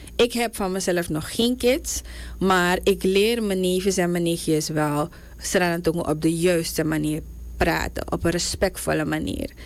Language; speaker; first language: Dutch; native; Dutch